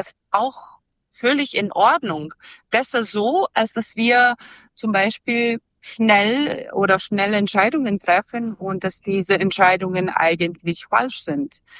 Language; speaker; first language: German; non-native, learner; Serbian